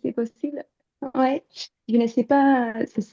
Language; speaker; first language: French; non-native, fluent; English